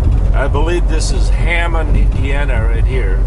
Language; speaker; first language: English; native; English